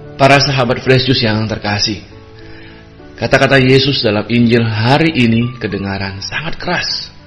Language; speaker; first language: Indonesian; native; Indonesian